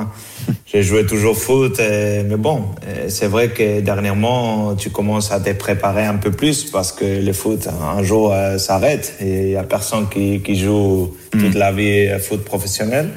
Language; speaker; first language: French; non-native, fluent; Spanish